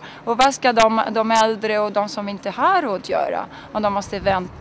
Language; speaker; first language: Swedish; non-native, fluent; Italian